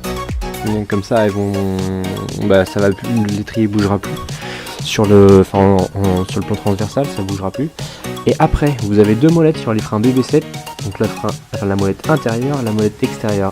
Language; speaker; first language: French; native; French